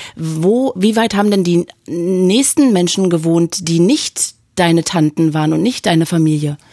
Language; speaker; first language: German; native; German